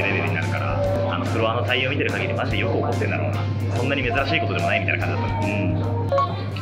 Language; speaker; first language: Japanese; native; Japanese